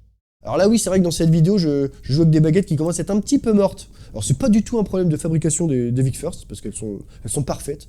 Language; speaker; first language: French; native; French